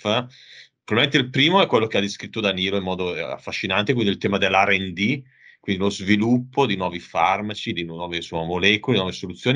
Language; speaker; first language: Italian; native; Italian